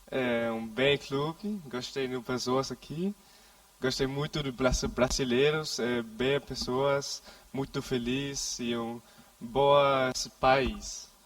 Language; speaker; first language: Portuguese; non-native, learner; Danish